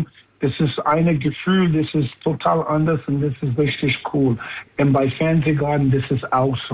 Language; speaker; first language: German; non-native, fluent; English